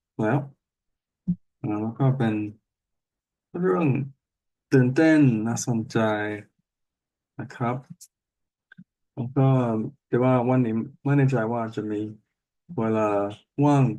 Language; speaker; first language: Thai; non-native, learner; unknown